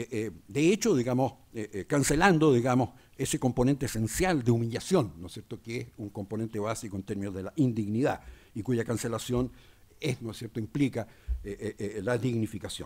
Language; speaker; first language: Spanish; native; Spanish